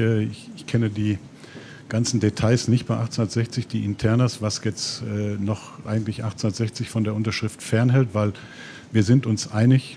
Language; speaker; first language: German; native; German